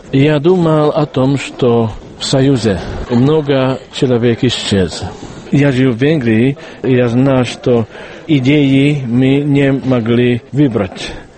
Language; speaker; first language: Russian; non-native, learner; Hungarian